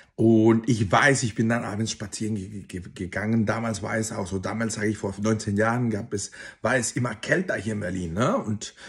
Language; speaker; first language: German; non-native, fluent; Spanish